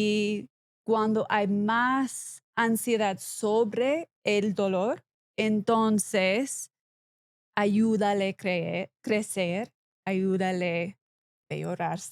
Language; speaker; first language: Spanish; non-native, learner; English